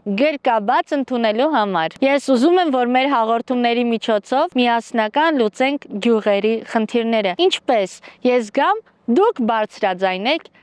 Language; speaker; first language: Armenian; native; Armenian